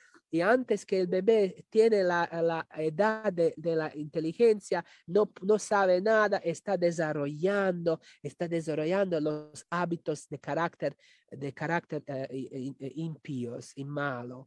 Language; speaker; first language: Spanish; non-native, fluent; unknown